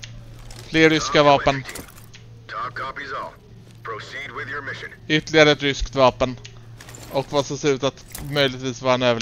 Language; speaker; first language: Swedish; native; Swedish